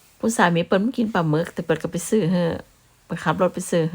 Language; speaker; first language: Thai; non-native, local second language; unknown